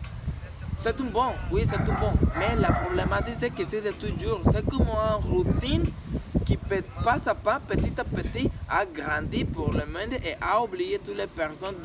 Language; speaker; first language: French; non-native, learner; Spanish